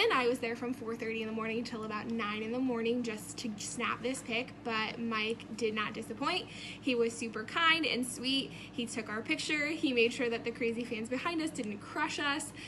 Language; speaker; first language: English; native; English